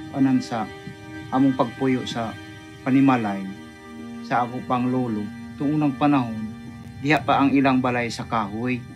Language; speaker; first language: Cebuano; non-native, local second language; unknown